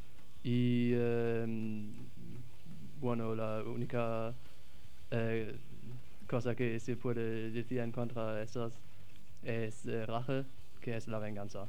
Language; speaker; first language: Spanish; non-native, fluent; German